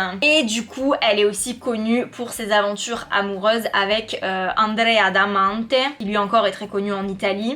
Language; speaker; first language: French; native; French